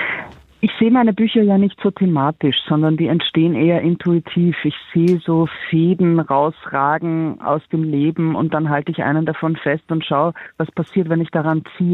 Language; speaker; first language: German; native; German